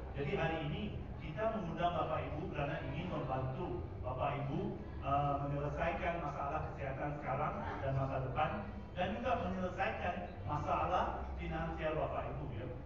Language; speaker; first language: Indonesian; non-native, fluent; Tamil